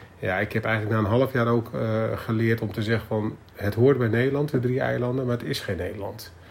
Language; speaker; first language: Dutch; native; Dutch